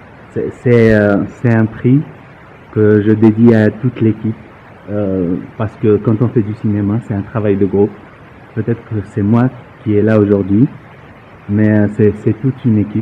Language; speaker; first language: French; native; French